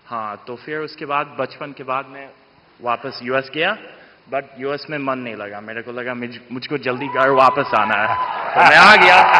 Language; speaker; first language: Hindi; non-native, fluent; English